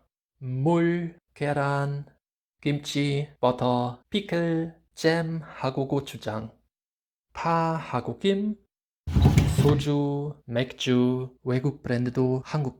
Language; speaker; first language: Korean; non-native, fluent; German